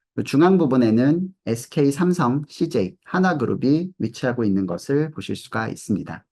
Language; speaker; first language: Korean; native; Korean